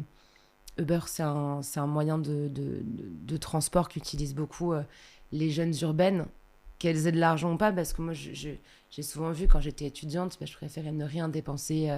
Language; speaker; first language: French; native; French